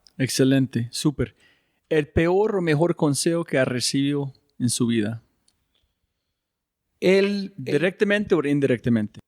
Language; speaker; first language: Spanish; non-native, fluent; English